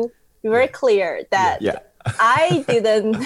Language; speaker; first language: English; non-native, fluent; Chinese